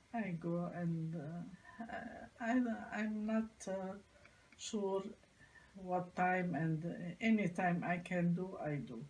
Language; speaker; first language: English; non-native, learner; Arabic